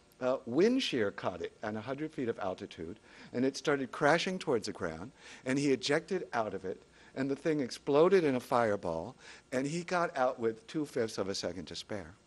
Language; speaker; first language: English; native; English